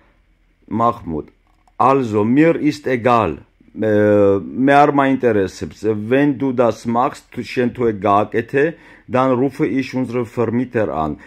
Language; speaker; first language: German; non-native, learner; Georgian